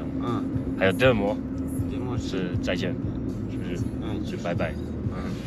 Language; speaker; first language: Chinese; non-native, fluent; English